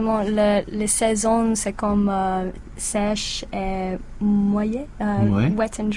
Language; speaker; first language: French; non-native, learner; English